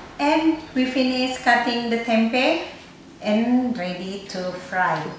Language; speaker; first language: English; non-native, learner; Indonesian